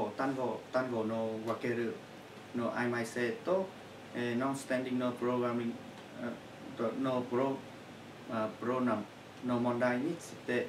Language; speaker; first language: Japanese; non-native, learner; Chinese